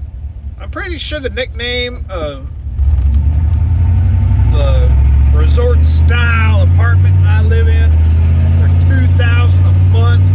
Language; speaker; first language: English; native; English